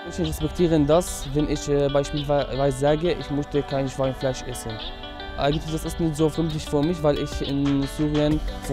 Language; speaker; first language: German; non-native, learner; Arabic